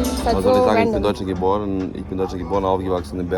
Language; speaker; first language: German; early bilingual, heritage; German